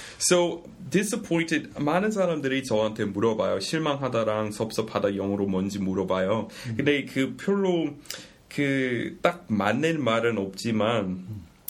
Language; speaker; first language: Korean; non-native, fluent; English